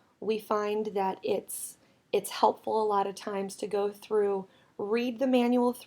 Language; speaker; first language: English; native; English